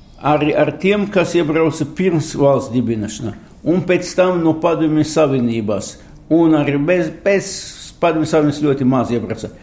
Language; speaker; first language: Latvian; non-native, local second language; Russian